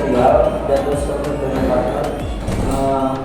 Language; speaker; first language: English; non-native, learner; Indonesian